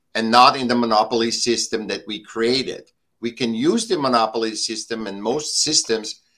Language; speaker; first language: English; non-native, fluent; German